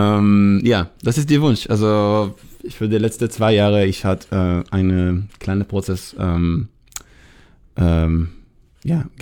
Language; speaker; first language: German; non-native, fluent; Hebrew